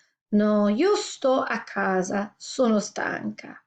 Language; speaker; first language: Italian; non-native, fluent; English